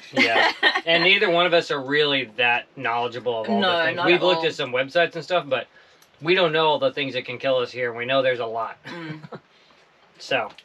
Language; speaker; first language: English; native; English